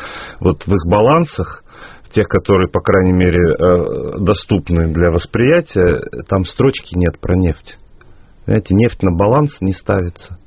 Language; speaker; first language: Russian; native; Russian